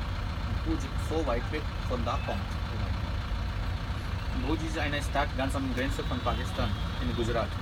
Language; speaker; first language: German; non-native, learner; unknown